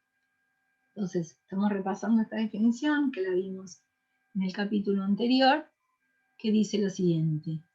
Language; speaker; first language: Spanish; native; Spanish